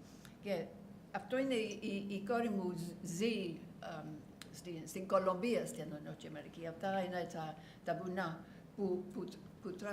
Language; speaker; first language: Greek; non-native, learner; English